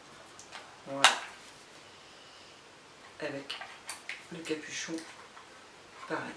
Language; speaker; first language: French; native; French